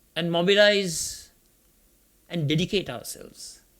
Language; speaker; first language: English; non-native, local second language; Sinhala